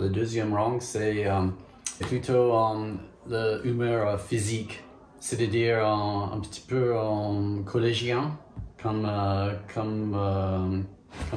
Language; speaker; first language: French; non-native, fluent; English